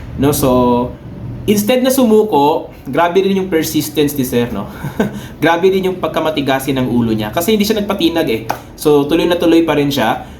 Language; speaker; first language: Filipino; non-native, local second language; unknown